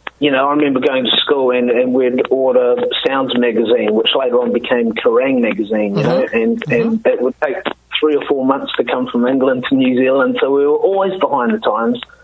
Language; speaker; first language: English; native; English